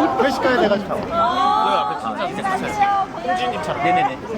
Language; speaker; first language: Korean; native; Korean